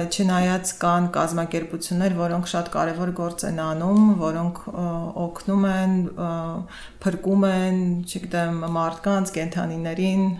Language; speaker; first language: Armenian; native; Armenian